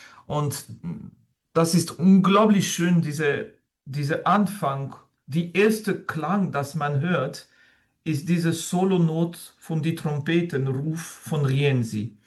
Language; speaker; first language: German; non-native, fluent; French